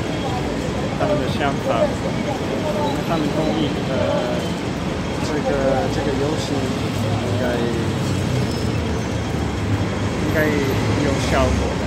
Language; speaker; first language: Chinese; non-native, learner; Italian